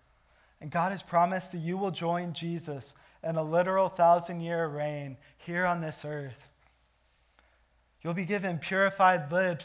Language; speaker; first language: English; native; English